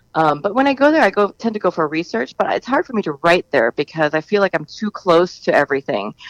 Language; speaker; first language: English; native; English